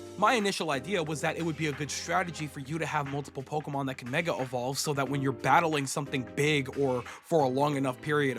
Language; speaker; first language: English; native; English